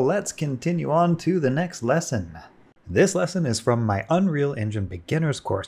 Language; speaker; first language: English; native; English